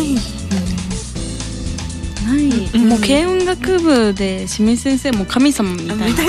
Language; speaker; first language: Japanese; non-native, fluent; Chinese